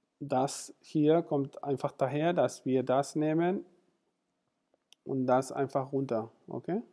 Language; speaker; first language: German; non-native, fluent; Spanish